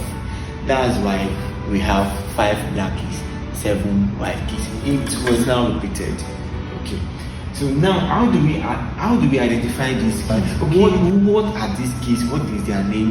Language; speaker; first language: English; non-native, local second language; Yoruba